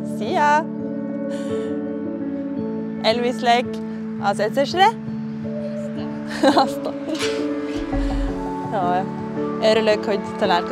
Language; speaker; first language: Hungarian; non-native, learner; Norwegian